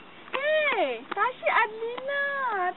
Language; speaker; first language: Chinese; non-native, learner; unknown